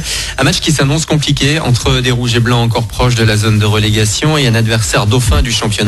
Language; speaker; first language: French; native; French